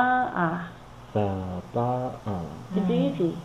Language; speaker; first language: Korean; native; Korean